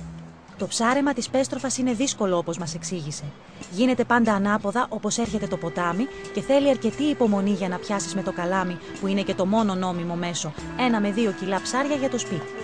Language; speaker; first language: Greek; native; Greek